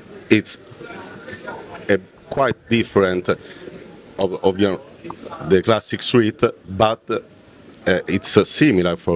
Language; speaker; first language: English; non-native, learner; Italian